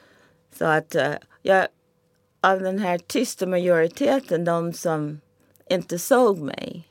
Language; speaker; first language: Swedish; non-native, fluent; English